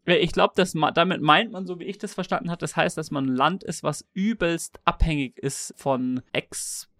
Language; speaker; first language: German; native; German